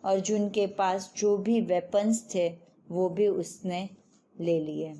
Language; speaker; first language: Hindi; non-native, local second language; Gujarati